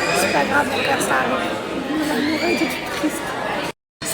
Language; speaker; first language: French; native; French